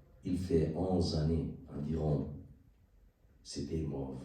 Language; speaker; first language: French; non-native, learner; Spanish